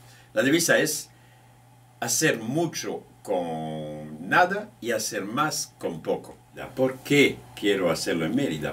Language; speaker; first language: Spanish; non-native, fluent; French